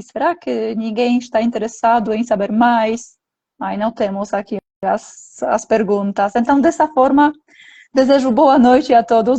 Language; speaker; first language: Portuguese; non-native, fluent; Polish